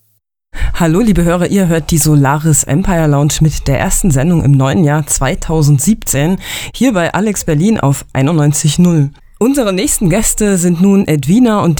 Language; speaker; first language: German; native; German